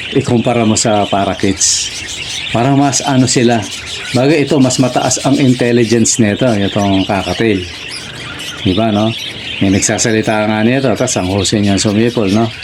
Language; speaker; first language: Filipino; native; Filipino